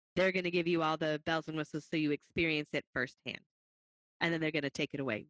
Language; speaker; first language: English; native; English